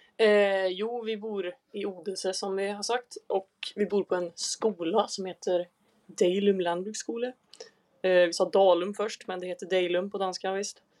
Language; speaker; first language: Swedish; native; Swedish